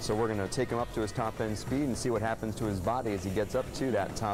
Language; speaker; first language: English; native; English